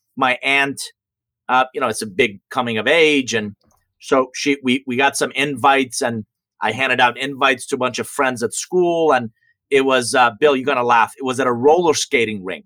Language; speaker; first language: English; early bilingual, other home language; Persian